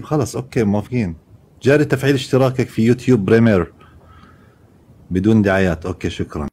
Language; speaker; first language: Arabic; native; Arabic